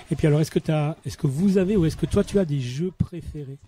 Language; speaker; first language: French; native; French